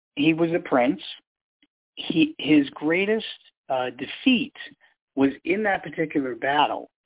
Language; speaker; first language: English; native; English